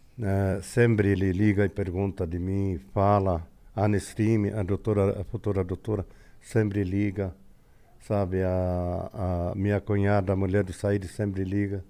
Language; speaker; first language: Portuguese; non-native, fluent; Arabic